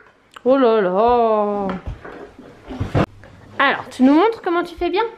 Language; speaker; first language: French; native; French